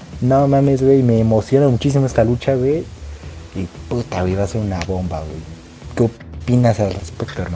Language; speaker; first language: Spanish; native; Spanish